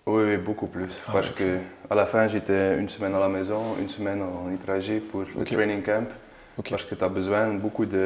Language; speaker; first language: French; non-native, learner; Dutch